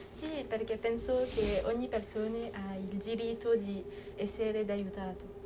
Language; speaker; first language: Italian; non-native, learner; French